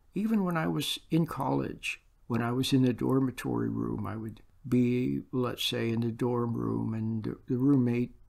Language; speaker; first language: English; native; English